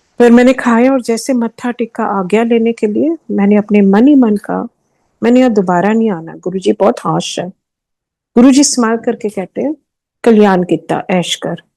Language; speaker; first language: Hindi; early bilingual, heritage; Hindi